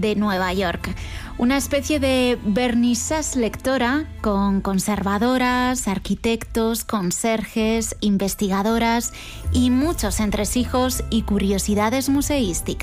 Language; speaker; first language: Spanish; native; Spanish